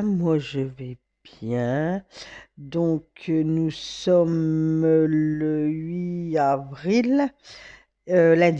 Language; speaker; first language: French; native; French